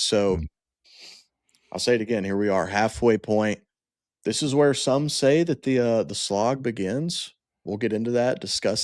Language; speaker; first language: English; native; English